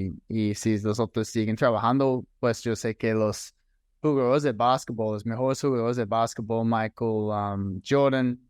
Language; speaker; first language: Spanish; non-native, fluent; English